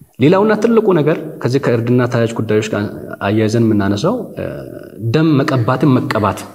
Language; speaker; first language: Amharic; non-native, local second language; Hadiyya